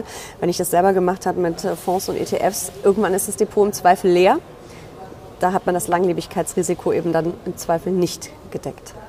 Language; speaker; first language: German; native; German